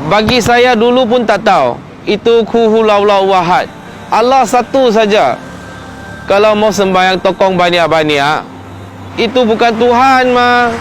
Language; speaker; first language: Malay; non-native, local second language; Chinese